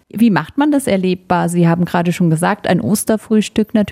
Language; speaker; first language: German; native; German